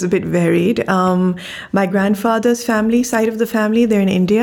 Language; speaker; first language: English; non-native, local second language; Urdu